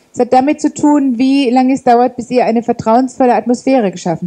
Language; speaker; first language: German; native; German